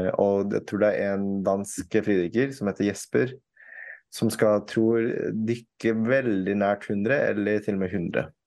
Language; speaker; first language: Norwegian; early bilingual, other home language; Filipino